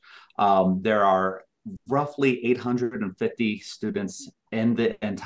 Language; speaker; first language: English; native; English